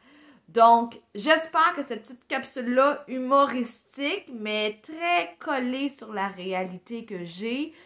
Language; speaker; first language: French; native; French